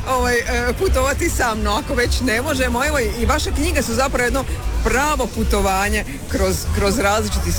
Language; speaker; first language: Serbian; native; Serbian